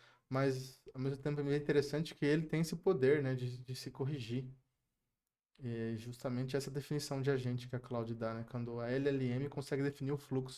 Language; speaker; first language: Portuguese; native; Portuguese